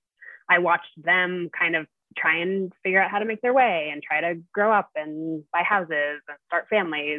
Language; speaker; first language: English; native; English